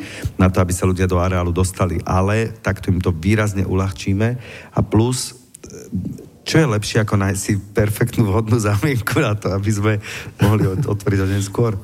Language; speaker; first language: Slovak; native; Slovak